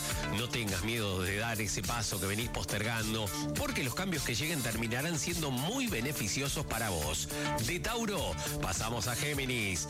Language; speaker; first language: Spanish; native; Spanish